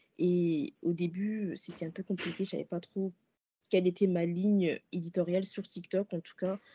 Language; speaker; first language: French; early bilingual, other home language; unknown